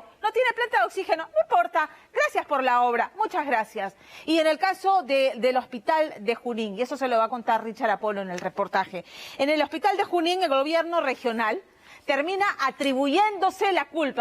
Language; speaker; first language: Spanish; native; Spanish